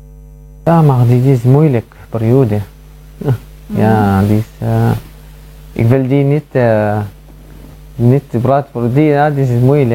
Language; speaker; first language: Dutch; non-native, learner; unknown